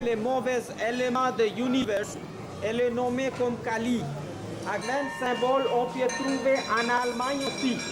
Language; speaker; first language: French; non-native, local second language; Hindi